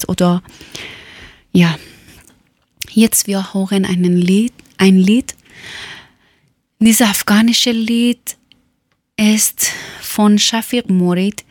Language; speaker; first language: German; non-native, fluent; Persian